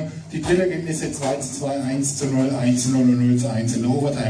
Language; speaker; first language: German; native; German